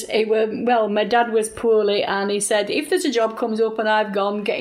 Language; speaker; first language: English; native; English